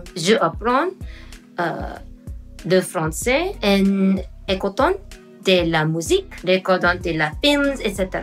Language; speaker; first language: French; non-native, learner; English